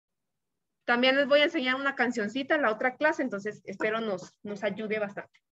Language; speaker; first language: Spanish; native; Spanish